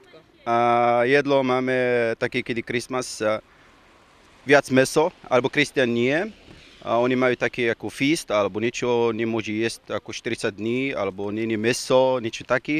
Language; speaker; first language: Slovak; non-native, learner; Arabic